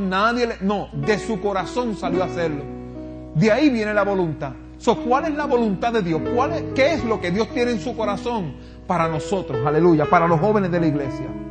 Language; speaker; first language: Spanish; native; Spanish